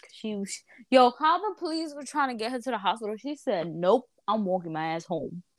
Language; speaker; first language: English; early bilingual, other home language; Spanish